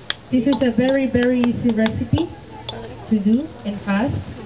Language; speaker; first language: English; non-native, learner; Spanish